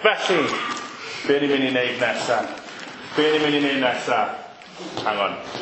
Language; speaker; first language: Welsh; native; Welsh